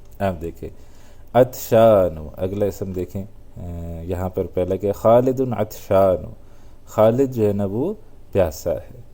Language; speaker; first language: Urdu; native; Urdu